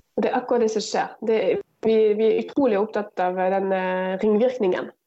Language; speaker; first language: Norwegian; non-native, fluent; Arabic